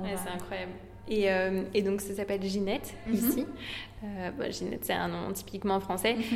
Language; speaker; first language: French; native; French